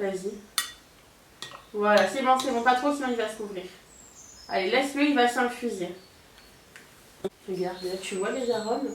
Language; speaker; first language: French; native; French